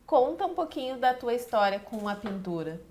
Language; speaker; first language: Portuguese; native; Portuguese